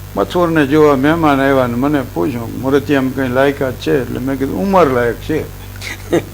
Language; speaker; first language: Gujarati; native; Gujarati